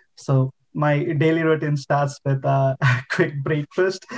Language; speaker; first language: English; non-native, local second language; Telugu